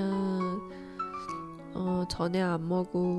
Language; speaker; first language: Korean; non-native, learner; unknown